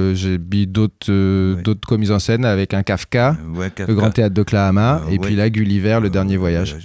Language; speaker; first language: French; native; French